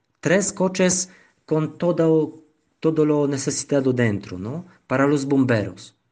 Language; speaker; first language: Spanish; non-native, learner; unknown